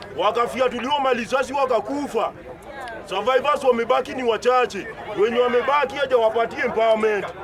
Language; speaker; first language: Swahili; native; Swahili